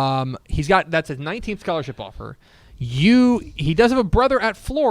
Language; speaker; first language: English; native; English